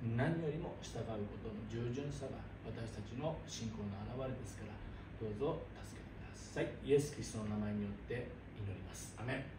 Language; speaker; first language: Japanese; native; Japanese